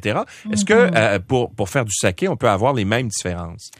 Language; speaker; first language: French; native; French